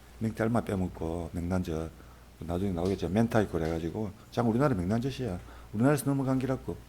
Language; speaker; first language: Korean; native; Korean